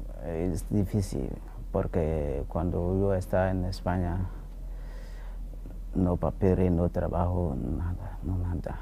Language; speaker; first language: Spanish; non-native, learner; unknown